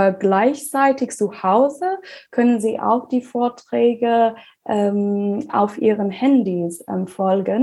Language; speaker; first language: German; non-native, fluent; English